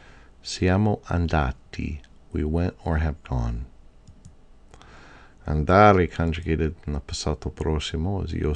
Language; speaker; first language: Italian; non-native, fluent; English